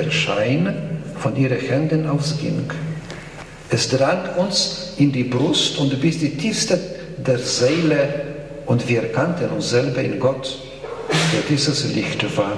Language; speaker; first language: German; non-native, fluent; Polish